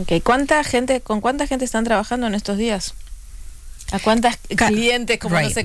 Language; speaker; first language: Spanish; native; Spanish